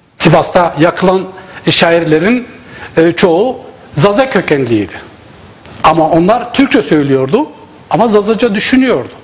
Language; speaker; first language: Turkish; non-native, local second language; Zaza